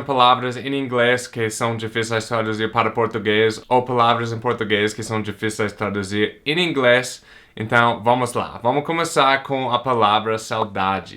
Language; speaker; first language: Portuguese; non-native, fluent; English